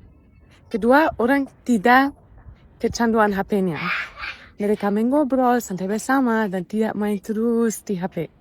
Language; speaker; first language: Indonesian; non-native, fluent; German